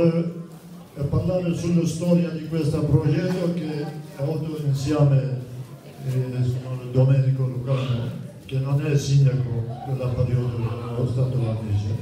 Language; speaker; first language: Italian; non-native, fluent; Kurdish